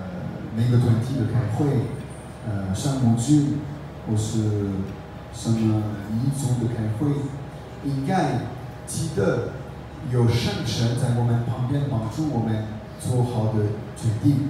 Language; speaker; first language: Chinese; non-native, fluent; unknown